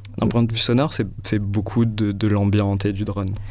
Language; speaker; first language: French; native; French